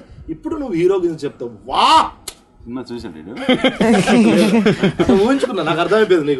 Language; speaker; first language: Telugu; native; Telugu